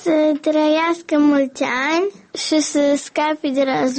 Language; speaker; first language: Romanian; early bilingual, other home language; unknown